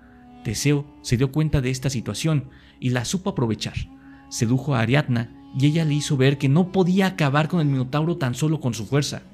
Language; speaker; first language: Spanish; native; Spanish